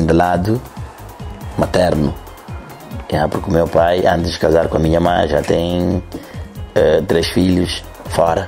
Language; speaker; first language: Portuguese; non-native, local second language; Upper Guinea Crioulo